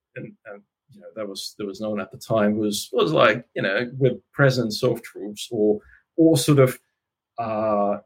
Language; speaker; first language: English; non-native, fluent; Russian